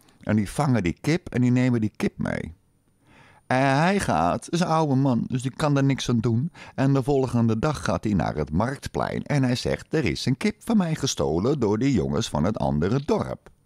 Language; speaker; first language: Dutch; native; Dutch